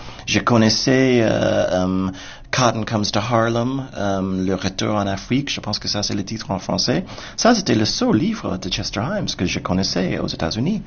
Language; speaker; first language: French; non-native, fluent; English